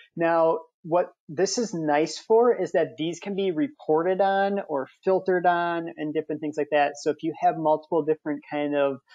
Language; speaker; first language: English; native; English